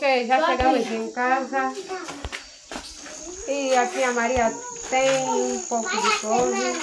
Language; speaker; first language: Portuguese; non-native, local second language; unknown